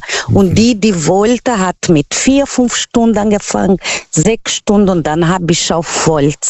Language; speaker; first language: German; non-native, learner; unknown